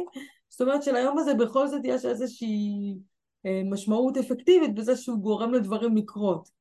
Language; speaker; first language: Hebrew; native; Hebrew